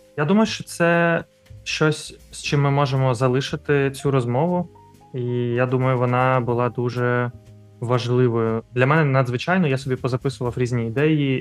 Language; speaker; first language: Ukrainian; native; Ukrainian